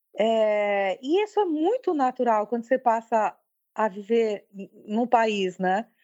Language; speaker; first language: Portuguese; early bilingual, other home language; French